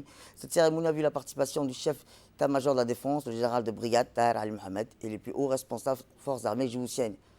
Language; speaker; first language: French; native; French